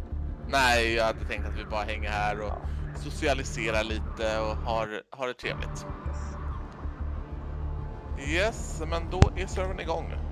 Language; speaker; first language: Swedish; native; Swedish